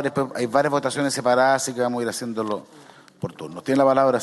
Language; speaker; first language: Spanish; native; Spanish